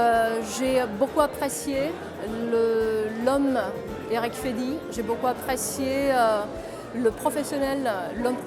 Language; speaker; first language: French; non-native, fluent; Romanian